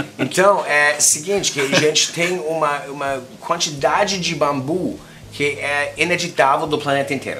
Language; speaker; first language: Portuguese; non-native, fluent; English